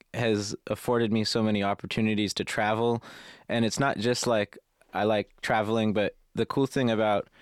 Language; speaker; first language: English; native; English